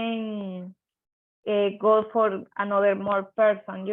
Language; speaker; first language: English; non-native, learner; Spanish